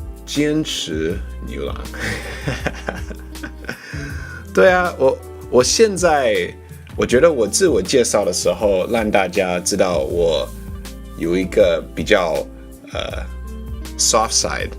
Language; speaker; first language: Chinese; non-native, learner; English